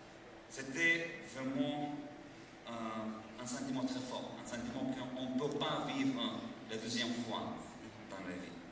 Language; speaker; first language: French; non-native, fluent; Lithuanian